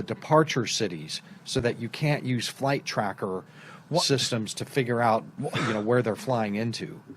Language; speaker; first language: English; native; English